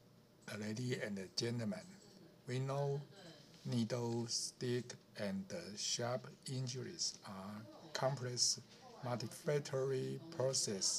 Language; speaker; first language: English; non-native, learner; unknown